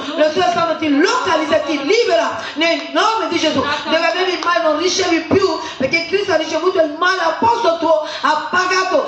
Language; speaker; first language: Italian; non-native, fluent; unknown